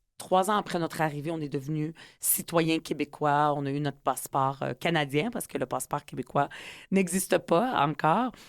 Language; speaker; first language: French; early bilingual, other home language; Arabic